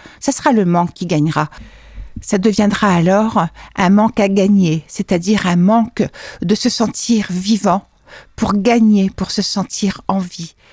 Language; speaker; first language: French; native; French